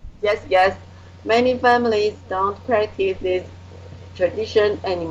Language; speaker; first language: English; non-native, learner; Chinese